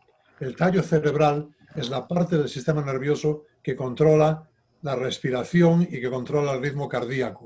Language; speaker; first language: Spanish; native; Spanish